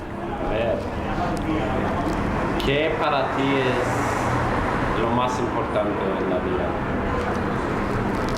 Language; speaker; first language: Spanish; non-native, fluent; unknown